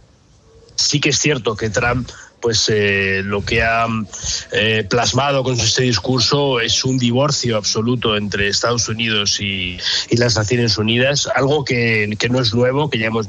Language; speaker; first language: Spanish; native; Spanish